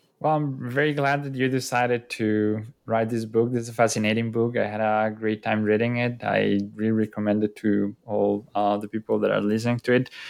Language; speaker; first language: English; non-native, fluent; Spanish